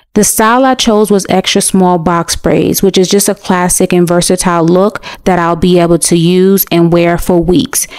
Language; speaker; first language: English; native; English